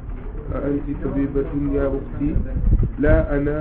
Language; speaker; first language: Arabic; non-native, learner; French